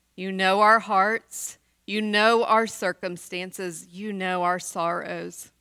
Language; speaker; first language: English; native; English